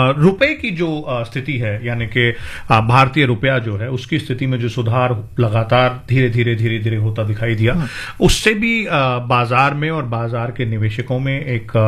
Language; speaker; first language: Hindi; native; Hindi